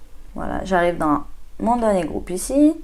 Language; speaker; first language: French; native; French